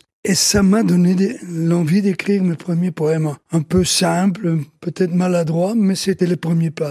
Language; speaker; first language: French; early bilingual, other home language; Italian